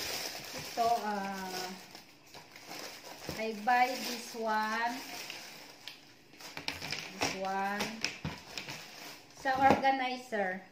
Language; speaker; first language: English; non-native, local second language; Filipino